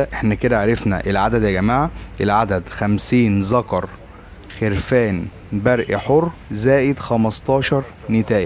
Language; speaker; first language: Arabic; native; Arabic